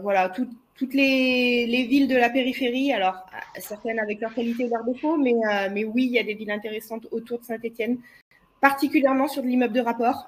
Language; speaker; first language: French; native; French